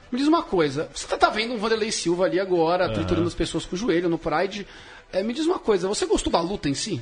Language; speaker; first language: Portuguese; native; Portuguese